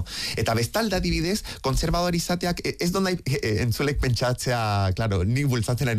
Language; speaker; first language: Basque; native; Basque